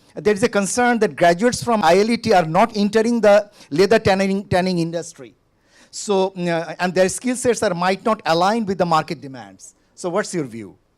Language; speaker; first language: English; non-native, local second language; Bangla